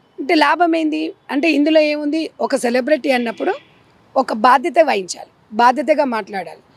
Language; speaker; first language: Telugu; native; Telugu